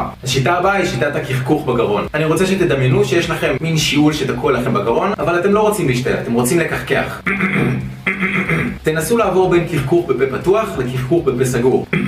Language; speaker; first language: Hebrew; native; Hebrew